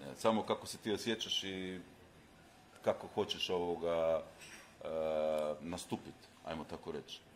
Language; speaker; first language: Croatian; native; Croatian